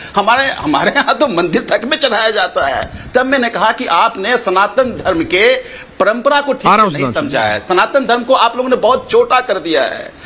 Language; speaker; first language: Hindi; native; Hindi